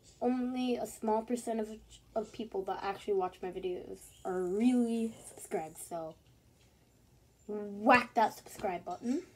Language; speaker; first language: English; native; English